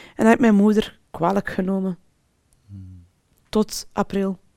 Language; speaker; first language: Dutch; early bilingual, other home language; Arabic